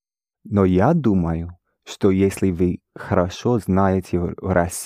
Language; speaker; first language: Russian; non-native, learner; English